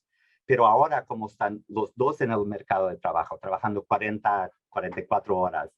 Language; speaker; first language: Spanish; non-native, fluent; Portuguese